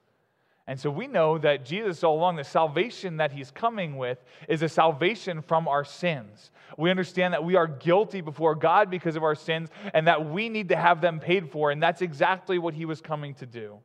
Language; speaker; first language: English; native; English